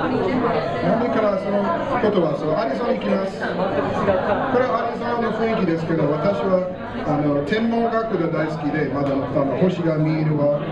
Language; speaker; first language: Japanese; non-native, learner; English